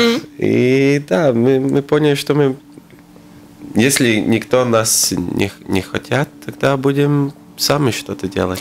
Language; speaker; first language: Russian; non-native, local second language; Latvian